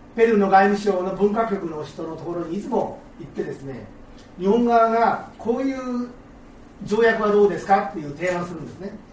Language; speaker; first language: Japanese; native; Japanese